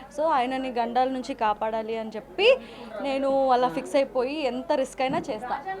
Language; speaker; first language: Telugu; native; Telugu